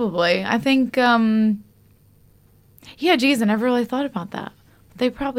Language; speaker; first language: English; native; English